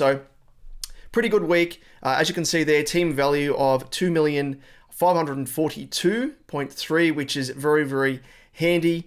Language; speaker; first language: English; native; English